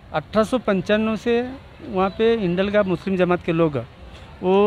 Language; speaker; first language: Hindi; non-native, local second language; Urdu